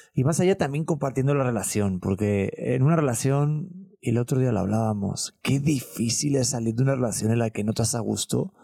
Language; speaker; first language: Spanish; native; Spanish